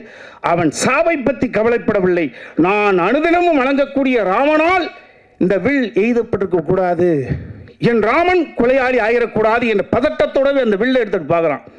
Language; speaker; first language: Tamil; native; Tamil